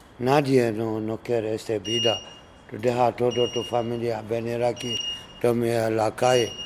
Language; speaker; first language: Spanish; non-native, learner; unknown